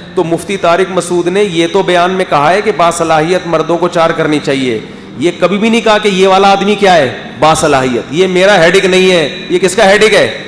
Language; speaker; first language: Urdu; native; Urdu